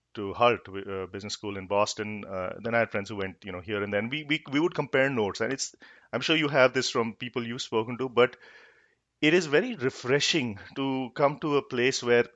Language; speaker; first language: English; non-native, local second language; Hindi